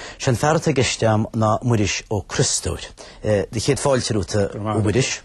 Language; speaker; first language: Irish; native; Irish